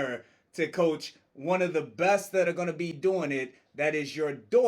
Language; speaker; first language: English; native; English